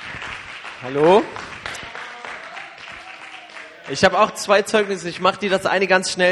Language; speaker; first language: German; native; German